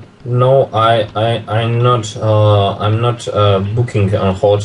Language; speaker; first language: English; non-native, learner; Russian